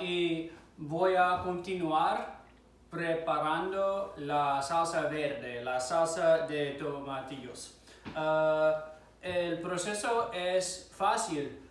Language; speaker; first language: Spanish; non-native, fluent; English